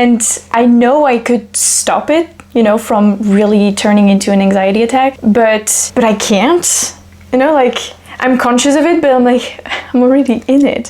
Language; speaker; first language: English; non-native, fluent; French